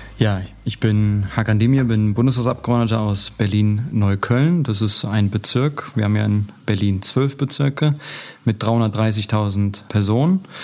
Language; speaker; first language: German; early bilingual, other home language; Turkish